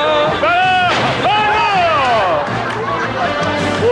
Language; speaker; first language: French; native; French